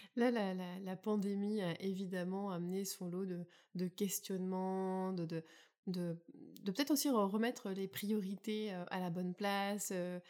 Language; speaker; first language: French; native; French